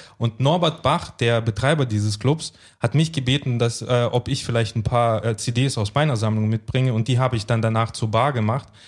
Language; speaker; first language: German; early bilingual, other home language; Russian